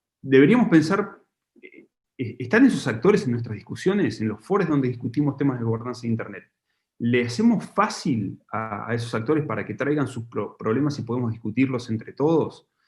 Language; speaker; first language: Spanish; native; Spanish